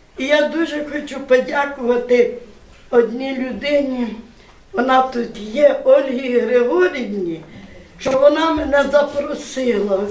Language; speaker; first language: Ukrainian; native; Ukrainian